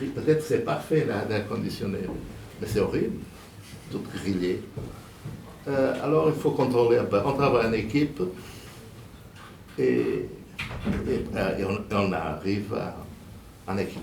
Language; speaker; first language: French; non-native, fluent; Portuguese